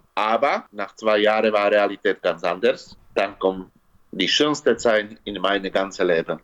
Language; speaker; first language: German; non-native, learner; Slovak